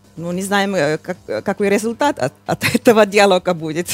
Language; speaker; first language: Russian; non-native, fluent; Finnish